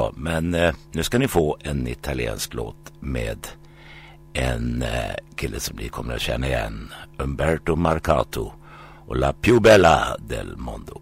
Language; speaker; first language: Swedish; native; Swedish